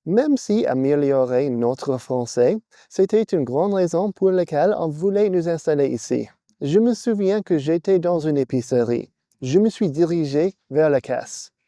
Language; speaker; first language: French; non-native, fluent; English